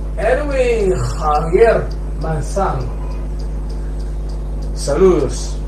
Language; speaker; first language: Spanish; non-native, fluent; Chinese